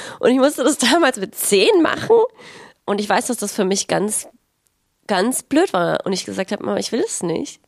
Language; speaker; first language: German; native; German